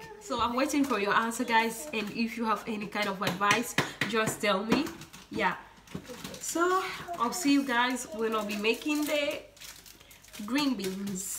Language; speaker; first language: English; non-native, fluent; Swahili